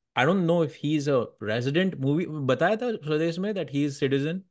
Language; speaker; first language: English; non-native, local second language; Hindi